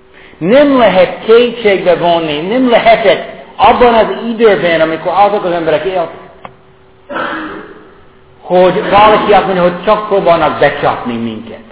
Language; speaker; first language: Hungarian; non-native, fluent; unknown